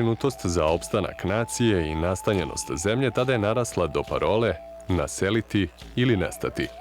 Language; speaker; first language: Bosnian; native; Bosnian